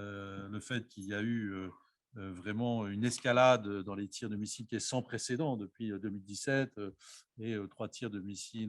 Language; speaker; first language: French; native; French